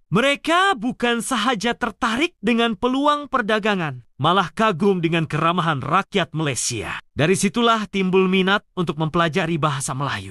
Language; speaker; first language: Malay; native; Malay